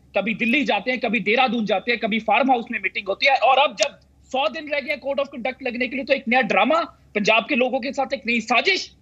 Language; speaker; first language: Hindi; native; Hindi